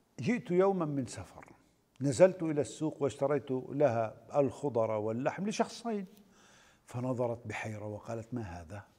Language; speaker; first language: Arabic; native; Arabic